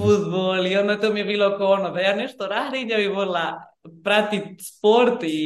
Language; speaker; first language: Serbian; early bilingual, heritage; Bosnian